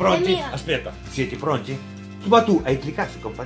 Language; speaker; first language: Italian; non-native, fluent; Russian